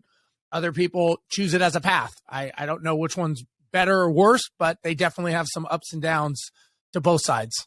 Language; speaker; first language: English; native; English